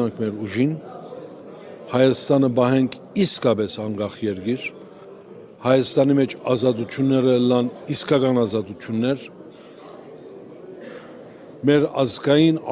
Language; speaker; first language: Armenian; early bilingual, heritage; Armenian